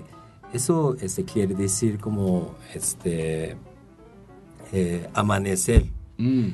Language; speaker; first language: Spanish; non-native, fluent; Japanese